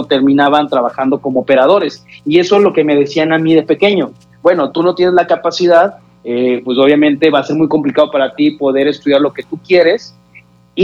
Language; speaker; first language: Spanish; native; Spanish